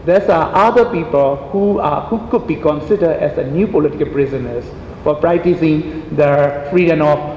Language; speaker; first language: English; non-native, fluent; Burmese